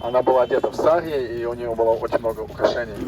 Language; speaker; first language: Russian; native; Russian